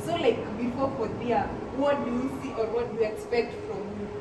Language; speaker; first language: English; non-native, local second language; Swahili